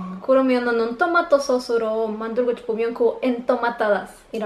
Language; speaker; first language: Korean; non-native, learner; Spanish